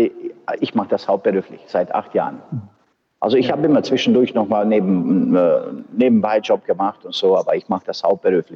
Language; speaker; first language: German; non-native, fluent; Bosnian